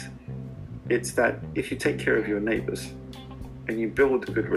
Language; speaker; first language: English; non-native, local second language; Urdu